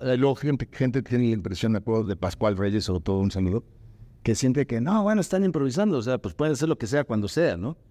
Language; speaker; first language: Spanish; native; Spanish